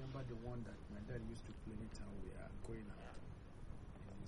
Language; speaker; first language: English; non-native, local second language; Yoruba